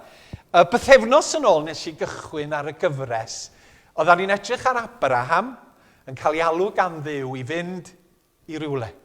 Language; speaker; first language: Welsh; native; Welsh